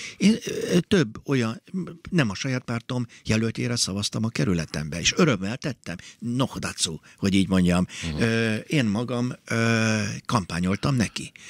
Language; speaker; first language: Hungarian; native; Hungarian